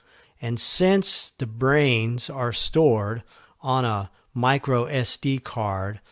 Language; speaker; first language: English; native; English